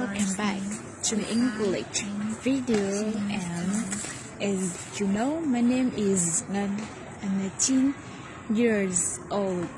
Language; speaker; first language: English; non-native, learner; Vietnamese